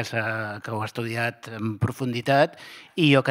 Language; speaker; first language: Catalan; native; Catalan